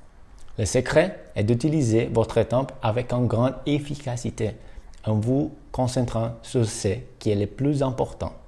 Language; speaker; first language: French; non-native, fluent; Portuguese